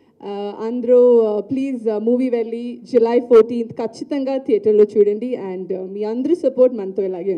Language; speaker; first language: Telugu; non-native, learner; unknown